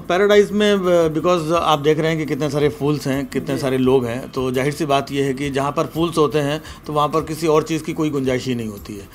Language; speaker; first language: Hindi; native; Hindi